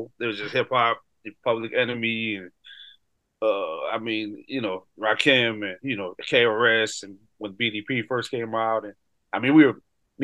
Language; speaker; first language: English; native; English